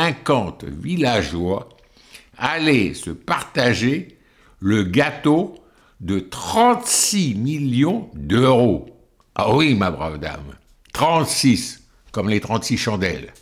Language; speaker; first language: French; native; French